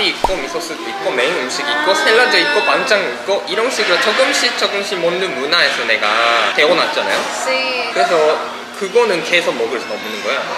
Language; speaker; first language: Korean; non-native, fluent; Japanese